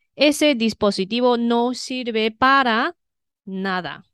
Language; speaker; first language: Spanish; non-native, fluent; Chinese